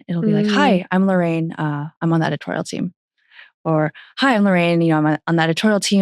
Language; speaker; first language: English; native; English